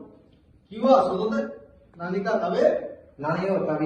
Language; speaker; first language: Japanese; non-native, learner; Bangla